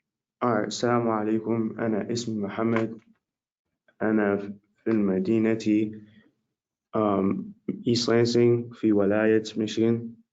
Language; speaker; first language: Arabic; non-native, learner; English